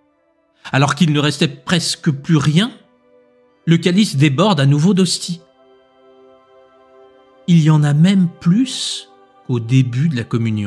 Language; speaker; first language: French; native; French